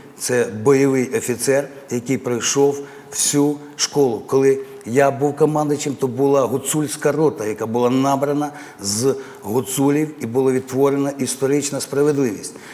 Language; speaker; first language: Ukrainian; native; Ukrainian